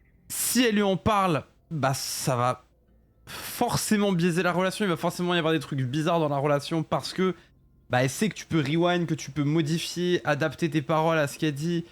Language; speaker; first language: French; native; French